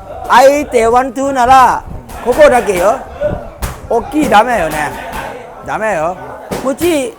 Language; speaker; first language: Japanese; non-native, learner; Thai